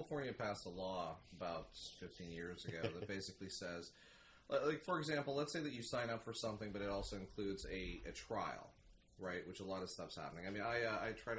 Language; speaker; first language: English; native; English